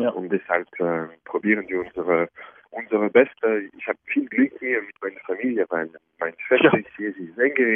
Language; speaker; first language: German; non-native, fluent; French